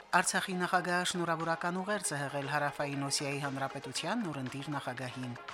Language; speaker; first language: Armenian; native; Armenian